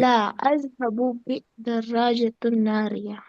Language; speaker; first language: Arabic; non-native, learner; Urdu